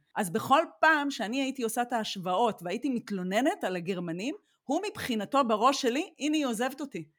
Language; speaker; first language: Hebrew; native; Hebrew